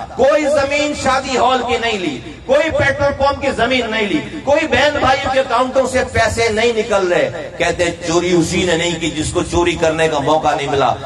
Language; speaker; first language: Urdu; native; Urdu